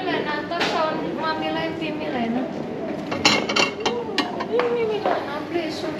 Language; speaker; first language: Finnish; non-native, learner; Indonesian